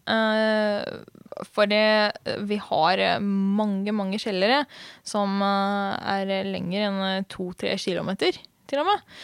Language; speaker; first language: Norwegian; non-native, fluent; Hungarian